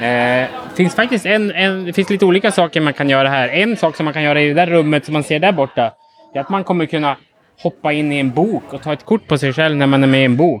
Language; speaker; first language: Swedish; native; Swedish